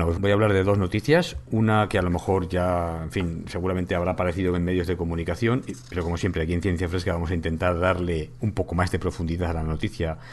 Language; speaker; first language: Spanish; native; Spanish